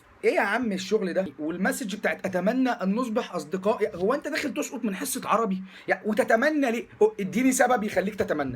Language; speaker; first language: Arabic; native; Arabic